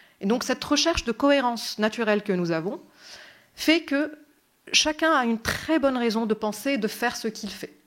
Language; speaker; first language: French; non-native, local second language; Arabic